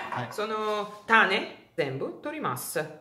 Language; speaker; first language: Japanese; non-native, learner; Italian